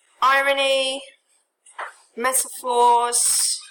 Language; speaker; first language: English; native; English